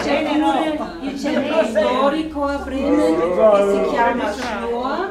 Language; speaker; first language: Italian; non-native, fluent; German